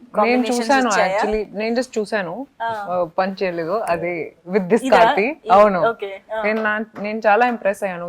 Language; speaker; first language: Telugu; non-native, local second language; Hindi